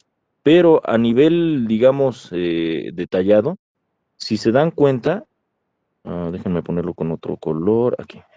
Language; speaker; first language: Spanish; native; Spanish